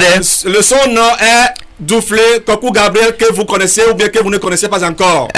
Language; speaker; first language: French; non-native, local second language; Ewe